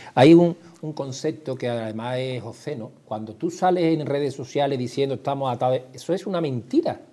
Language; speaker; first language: Spanish; native; Spanish